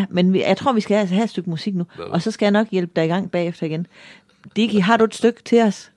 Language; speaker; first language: Danish; native; Danish